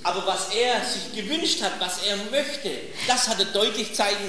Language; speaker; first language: German; native; German